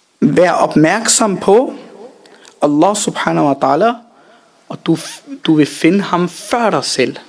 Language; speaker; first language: Danish; early bilingual, other home language; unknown